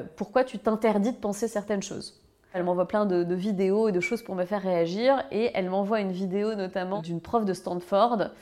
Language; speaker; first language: French; native; French